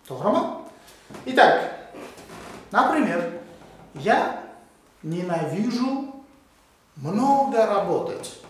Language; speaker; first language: Russian; non-native, local second language; Uzbek